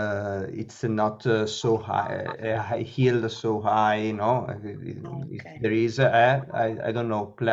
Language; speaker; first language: English; non-native, learner; Italian